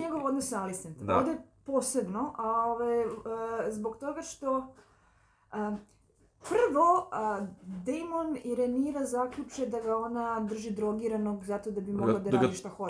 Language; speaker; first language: Serbian; native; Serbian